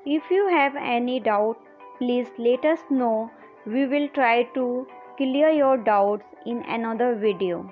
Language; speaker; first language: English; non-native, local second language; Hindi